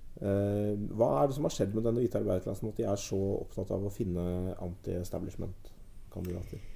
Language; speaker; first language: Norwegian; native; Norwegian